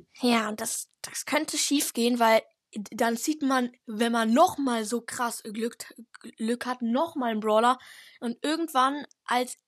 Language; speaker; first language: German; native; German